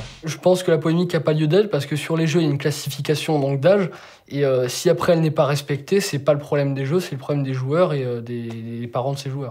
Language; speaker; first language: French; native; French